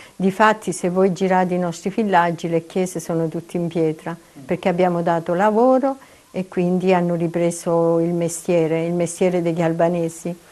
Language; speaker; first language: Italian; native; Italian